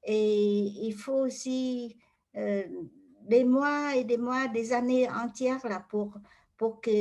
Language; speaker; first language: French; non-native, fluent; Vietnamese